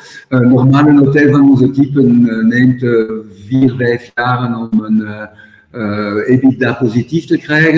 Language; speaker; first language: Dutch; non-native, local second language; French